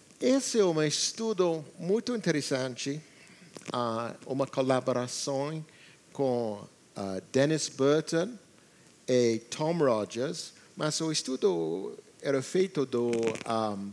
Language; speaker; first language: Portuguese; non-native, learner; English